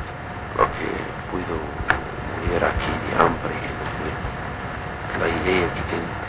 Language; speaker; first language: Spanish; non-native, learner; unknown